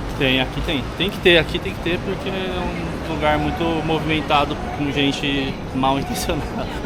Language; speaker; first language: Portuguese; native; Portuguese